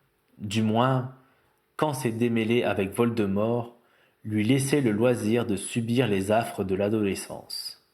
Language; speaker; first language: French; native; French